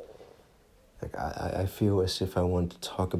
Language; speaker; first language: English; non-native, fluent; Dutch